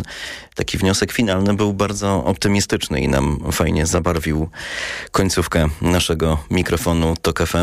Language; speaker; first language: Polish; native; Polish